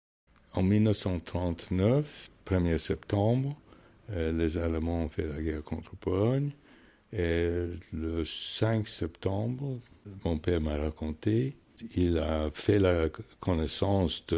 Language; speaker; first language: French; non-native, fluent; English